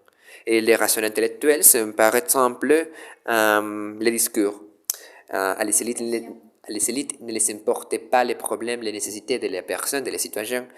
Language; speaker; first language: French; non-native, learner; Spanish